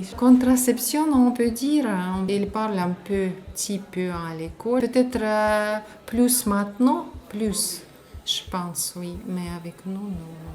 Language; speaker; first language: French; non-native, learner; Russian